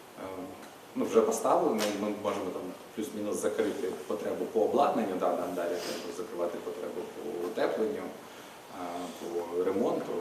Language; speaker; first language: Ukrainian; native; Ukrainian